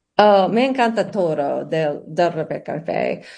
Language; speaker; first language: Spanish; non-native, learner; English